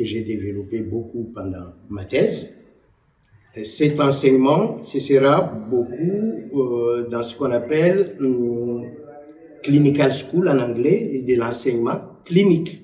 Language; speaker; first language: French; non-native, local second language; Malagasy